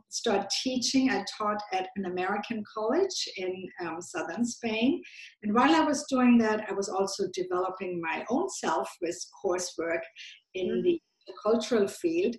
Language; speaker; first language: English; non-native, fluent; German